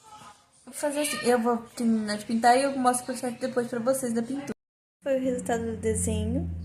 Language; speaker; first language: Portuguese; native; Portuguese